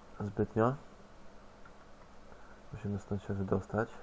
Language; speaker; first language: Polish; native; Polish